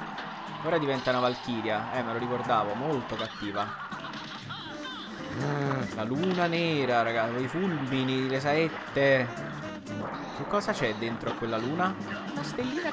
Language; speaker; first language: Italian; native; Italian